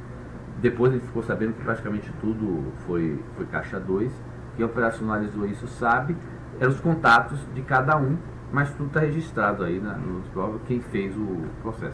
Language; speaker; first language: Portuguese; native; Portuguese